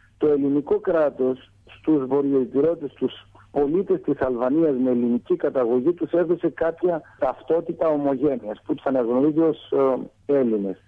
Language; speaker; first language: Greek; native; Greek